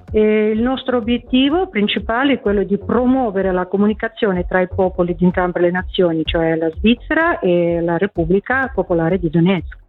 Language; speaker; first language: Italian; non-native, fluent; Russian